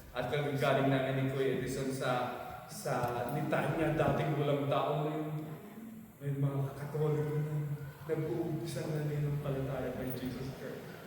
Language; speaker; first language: Filipino; native; Filipino